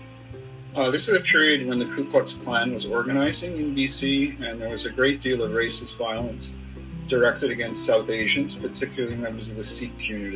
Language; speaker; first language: English; native; English